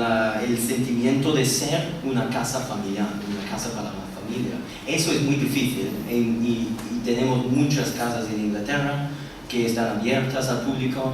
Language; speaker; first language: Spanish; non-native, fluent; English